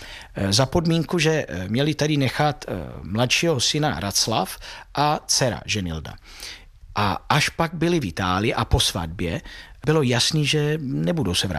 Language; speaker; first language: Czech; non-native, fluent; Italian